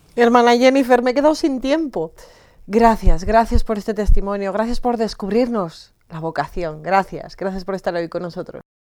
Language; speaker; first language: Spanish; native; Spanish